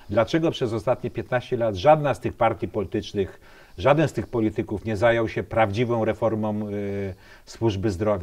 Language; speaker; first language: Polish; native; Polish